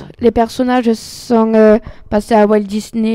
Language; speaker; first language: French; native; French